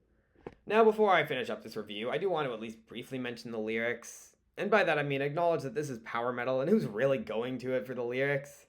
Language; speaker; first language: English; native; English